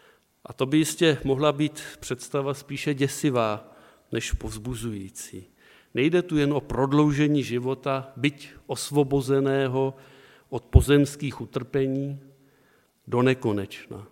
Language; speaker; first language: Czech; native; Czech